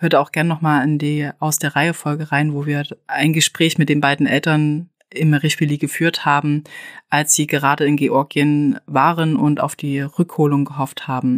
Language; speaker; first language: German; native; German